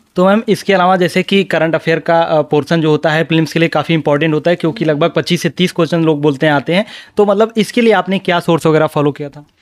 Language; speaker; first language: Hindi; native; Hindi